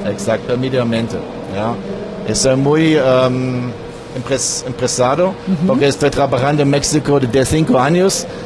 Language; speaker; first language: Spanish; non-native, learner; German